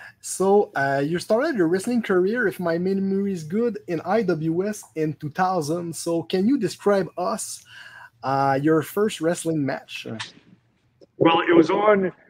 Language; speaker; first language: English; non-native, local second language; French